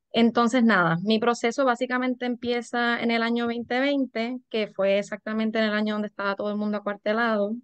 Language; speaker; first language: Spanish; native; Spanish